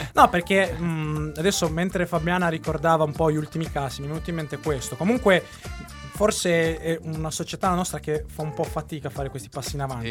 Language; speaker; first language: Italian; native; Italian